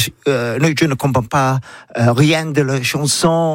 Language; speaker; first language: French; non-native, learner; English